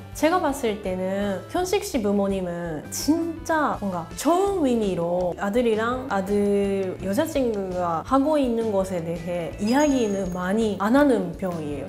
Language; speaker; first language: Korean; non-native, learner; Japanese